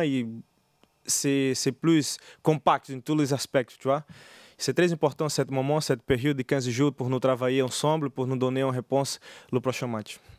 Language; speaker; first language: French; non-native, learner; Portuguese